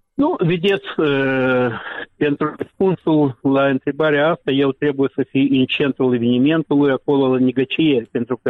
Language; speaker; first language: Romanian; non-native, local second language; Russian